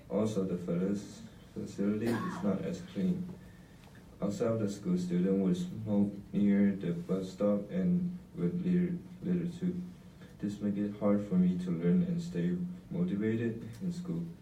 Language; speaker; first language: English; non-native, learner; Chinese